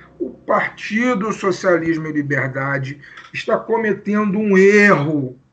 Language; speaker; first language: Portuguese; native; Portuguese